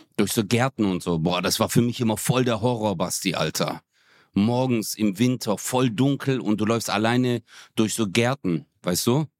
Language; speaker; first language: German; early bilingual, other home language; Turkish